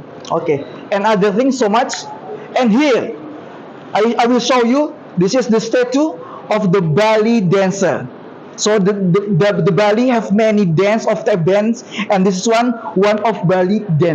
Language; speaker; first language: English; non-native, learner; Indonesian